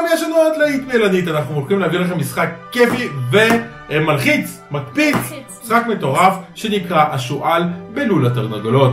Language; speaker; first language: Hebrew; native; Hebrew